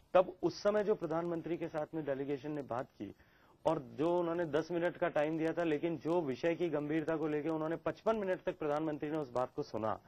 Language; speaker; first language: Hindi; native; Hindi